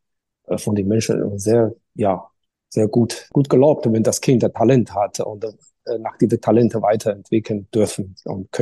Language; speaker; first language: German; non-native, fluent; Chinese